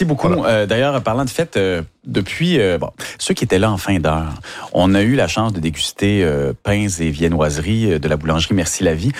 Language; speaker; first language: French; native; French